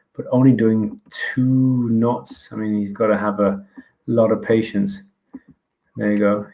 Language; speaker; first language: English; non-native, fluent; Danish